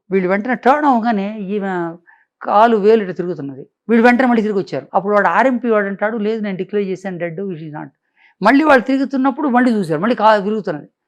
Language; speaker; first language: Telugu; native; Telugu